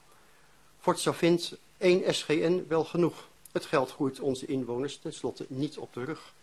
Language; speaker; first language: Dutch; native; Dutch